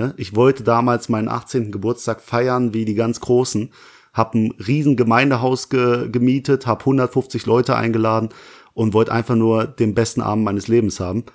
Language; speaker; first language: German; native; German